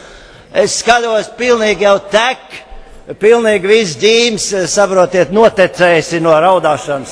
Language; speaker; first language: Latvian; native; Latvian